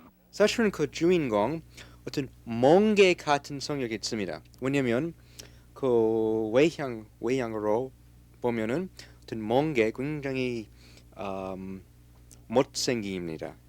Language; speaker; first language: Korean; non-native, fluent; English